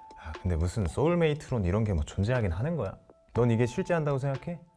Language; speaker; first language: Korean; native; Korean